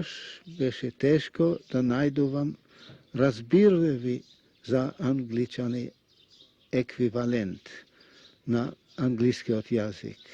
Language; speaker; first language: Macedonian; non-native, fluent; Russian